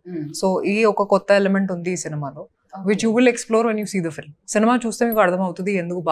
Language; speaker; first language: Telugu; non-native, fluent; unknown